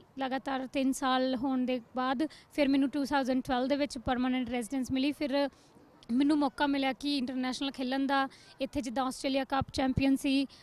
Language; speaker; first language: Punjabi; native; Punjabi